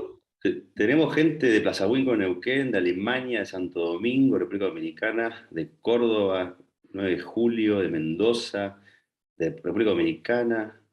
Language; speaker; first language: Spanish; native; Spanish